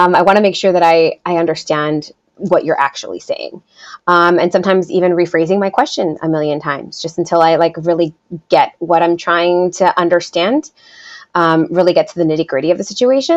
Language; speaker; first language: English; early bilingual, other home language; Spanish